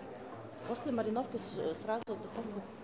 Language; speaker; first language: Russian; non-native, local second language; Tuvinian